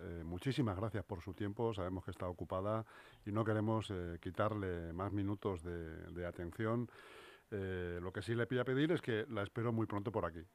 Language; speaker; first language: Spanish; native; Spanish